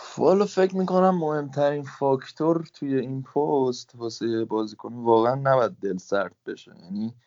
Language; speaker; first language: Persian; native; Persian